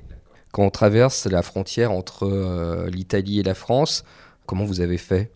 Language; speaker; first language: French; native; French